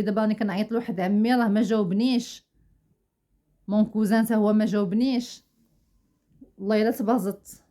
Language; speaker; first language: Arabic; native; Arabic